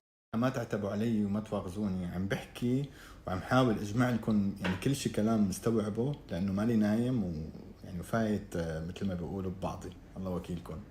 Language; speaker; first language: Arabic; native; Arabic